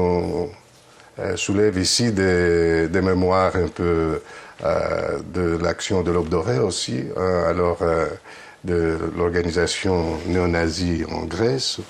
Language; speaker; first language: French; non-native, fluent; Greek